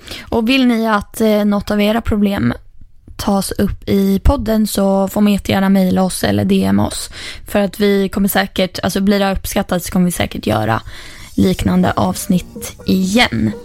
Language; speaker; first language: Swedish; native; Swedish